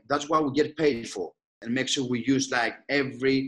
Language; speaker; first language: English; non-native, fluent; Greek